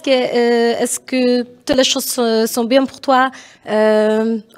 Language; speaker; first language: French; non-native, learner; Polish